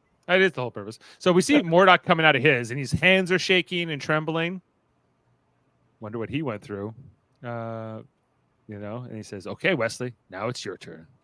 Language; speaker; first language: English; native; English